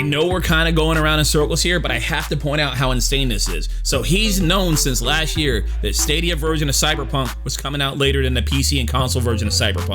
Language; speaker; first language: English; native; English